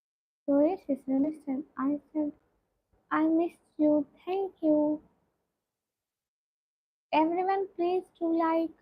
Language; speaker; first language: English; non-native, learner; Punjabi